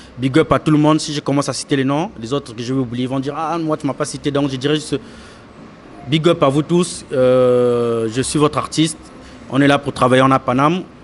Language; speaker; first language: French; non-native, local second language; Lingala